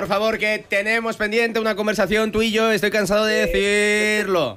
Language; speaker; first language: Spanish; native; Spanish